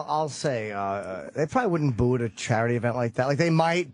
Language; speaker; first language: English; native; English